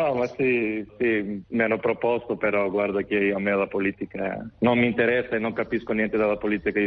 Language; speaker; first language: Italian; non-native, fluent; Macedonian